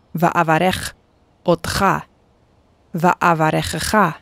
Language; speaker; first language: Hebrew; non-native, fluent; Korean